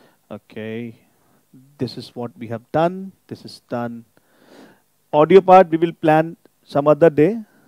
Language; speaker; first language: English; non-native, local second language; Hindi